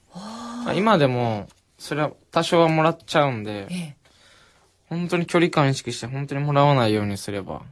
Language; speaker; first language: Japanese; native; Japanese